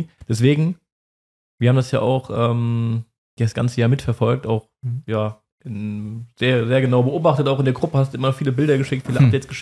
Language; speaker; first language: German; native; German